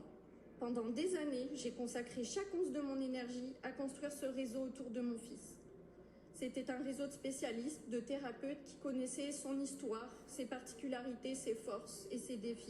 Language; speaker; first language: French; native; French